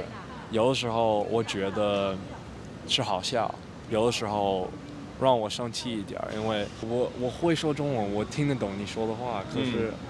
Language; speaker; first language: Chinese; non-native, fluent; English